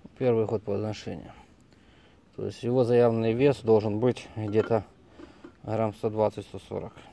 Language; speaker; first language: Russian; non-native, local second language; Ukrainian